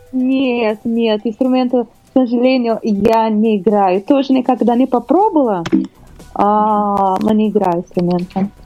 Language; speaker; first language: Russian; non-native, learner; Portuguese